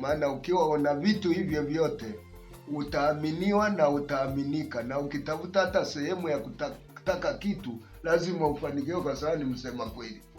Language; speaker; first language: Swahili; non-native, local second language; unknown